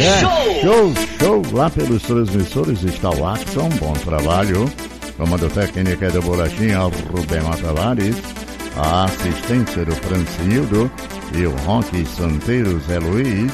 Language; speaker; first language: Portuguese; native; Portuguese